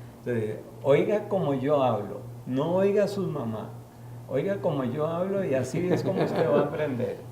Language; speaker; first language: Spanish; early bilingual, other home language; Yiddish